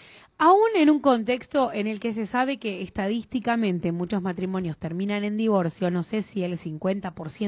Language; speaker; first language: Spanish; native; Spanish